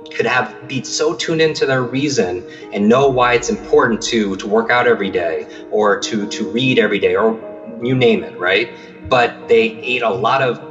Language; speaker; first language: English; native; English